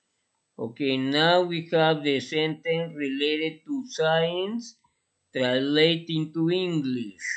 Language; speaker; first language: English; non-native, fluent; Spanish